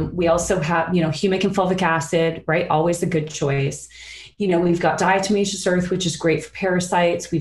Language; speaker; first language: English; native; English